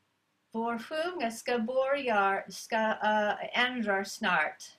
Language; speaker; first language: Swedish; non-native, learner; English